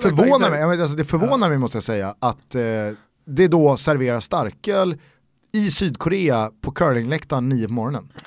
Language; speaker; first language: Swedish; native; Swedish